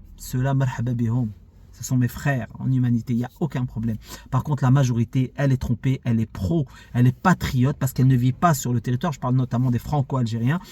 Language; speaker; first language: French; early bilingual, other home language; Arabic